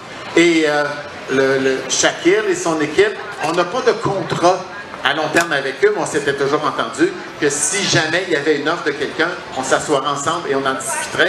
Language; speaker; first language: French; native; French